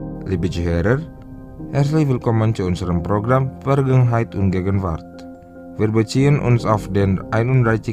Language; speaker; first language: German; non-native, fluent; Indonesian